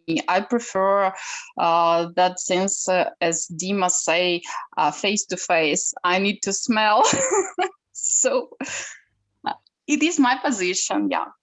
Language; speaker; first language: English; non-native, learner; Ukrainian